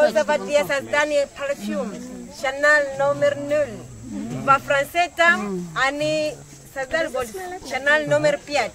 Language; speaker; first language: Russian; non-native, learner; Swahili